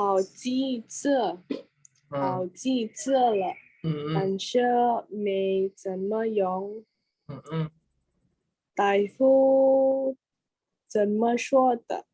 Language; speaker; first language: Chinese; non-native, learner; Indonesian